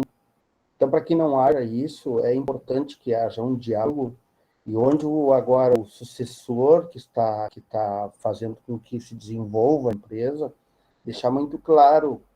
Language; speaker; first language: Portuguese; native; Portuguese